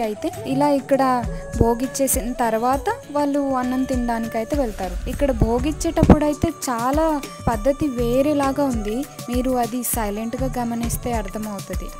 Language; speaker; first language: Telugu; non-native, local second language; Lambadi